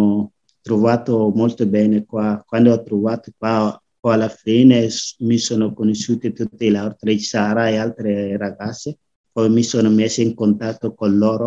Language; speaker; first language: Italian; non-native, learner; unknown